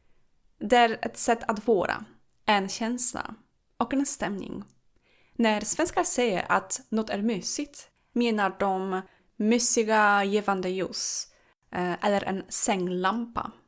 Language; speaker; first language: Swedish; non-native, fluent; Polish